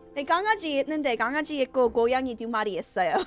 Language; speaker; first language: Korean; non-native, learner; English